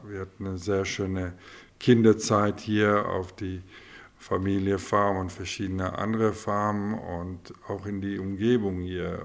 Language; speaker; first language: German; non-native, local second language; Afrikaans